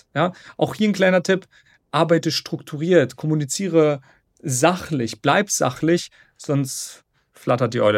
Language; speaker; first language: German; native; German